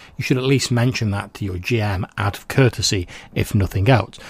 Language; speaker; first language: English; native; English